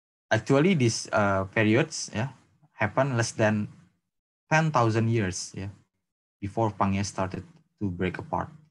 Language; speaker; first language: English; non-native, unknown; Indonesian